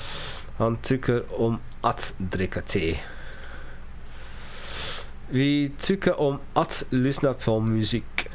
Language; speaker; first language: Swedish; non-native, learner; English